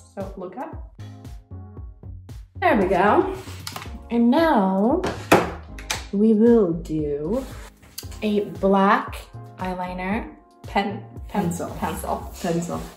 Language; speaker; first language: English; non-native, fluent; Swedish